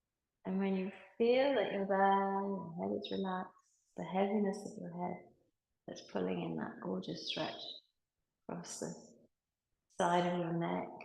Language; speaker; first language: English; native; English